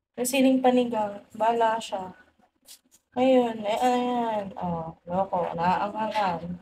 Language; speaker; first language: Filipino; native; Filipino